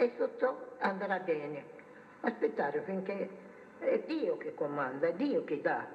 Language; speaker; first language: Italian; native; Italian